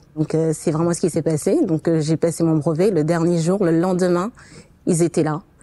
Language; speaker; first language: French; non-native, fluent; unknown